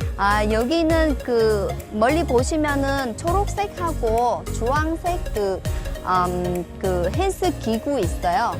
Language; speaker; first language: Korean; non-native, fluent; Vietnamese